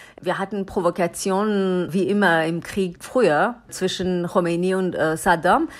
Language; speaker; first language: German; non-native, learner; Persian